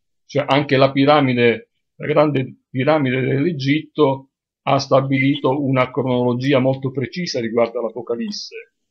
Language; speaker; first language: Italian; native; Italian